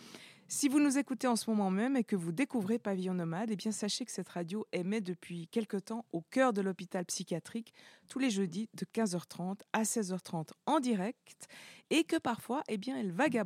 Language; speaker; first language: French; native; French